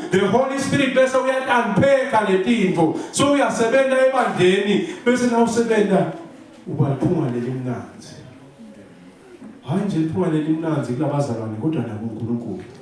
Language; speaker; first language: Zulu; non-native, local second language; Swati